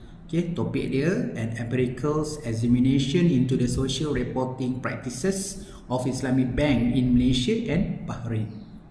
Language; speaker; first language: English; non-native, local second language; Malay